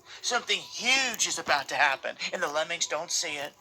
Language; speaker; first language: English; native; English